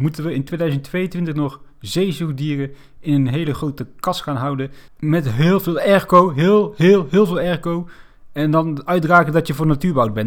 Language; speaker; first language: Dutch; native; Dutch